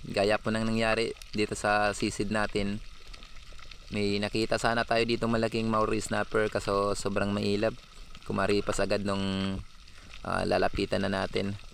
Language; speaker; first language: Filipino; non-native, local second language; Waray